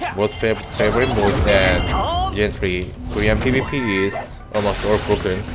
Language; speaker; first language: English; non-native, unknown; Korean